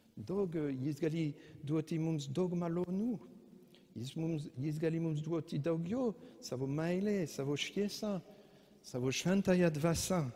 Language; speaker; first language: Lithuanian; non-native, fluent; French